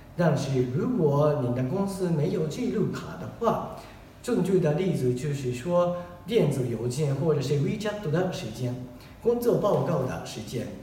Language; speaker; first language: Chinese; non-native, fluent; Japanese